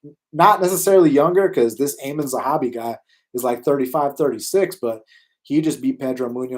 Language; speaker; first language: English; native; English